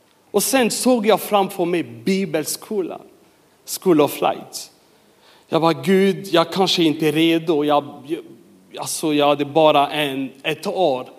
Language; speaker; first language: Swedish; non-native, fluent; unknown